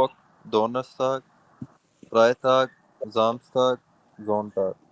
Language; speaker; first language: German; non-native, learner; Urdu